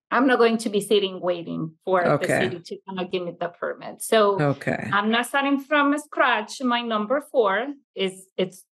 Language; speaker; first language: English; non-native, fluent; Italian